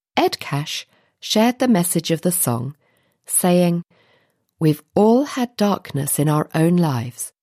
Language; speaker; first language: English; native; English